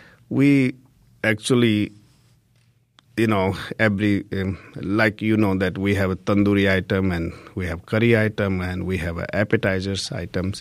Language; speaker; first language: English; non-native, local second language; Hindi